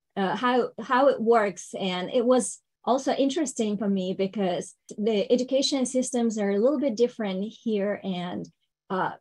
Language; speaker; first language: English; non-native, fluent; Ukrainian